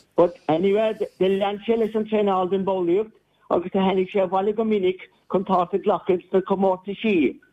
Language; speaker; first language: Irish; native; Irish